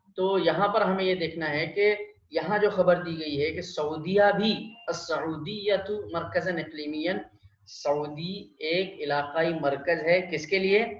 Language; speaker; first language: Urdu; native; Urdu